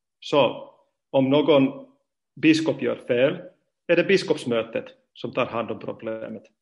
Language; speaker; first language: Swedish; non-native, fluent; Finnish